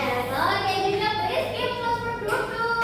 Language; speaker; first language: English; non-native, learner; Indonesian